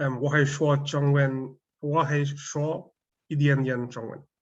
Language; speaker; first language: Chinese; non-native, learner; German